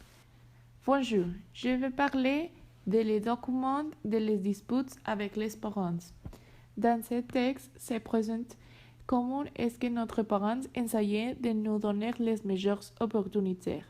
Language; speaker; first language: French; non-native, learner; Spanish